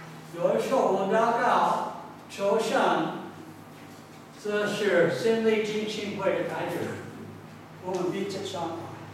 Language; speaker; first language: Chinese; non-native, learner; English